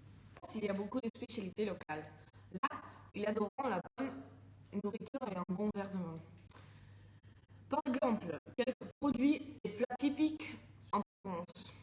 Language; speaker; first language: French; non-native, learner; Dutch